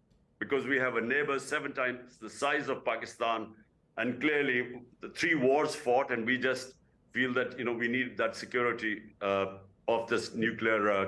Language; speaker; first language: English; non-native, local second language; Urdu